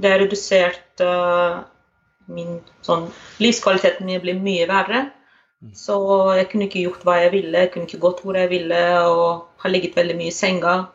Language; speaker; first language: Norwegian; non-native, fluent; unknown